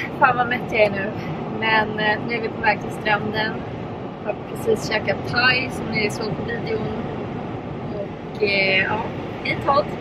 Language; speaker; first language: Swedish; native; Swedish